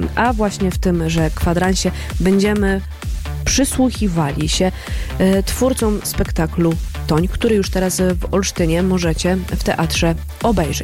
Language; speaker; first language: Polish; native; Polish